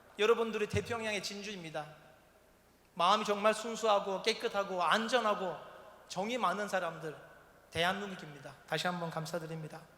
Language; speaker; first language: Korean; non-native, fluent; Turkish